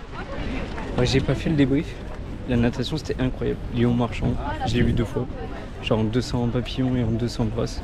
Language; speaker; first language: French; native; French